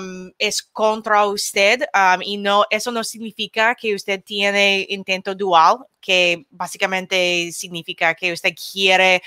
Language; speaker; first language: Spanish; non-native, learner; English